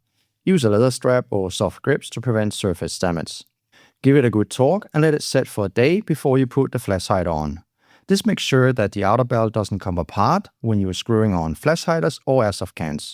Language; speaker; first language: English; non-native, fluent; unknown